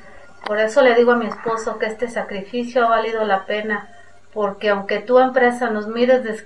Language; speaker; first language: Spanish; native; Spanish